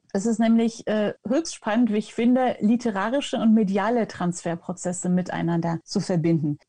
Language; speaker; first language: German; non-native, fluent; French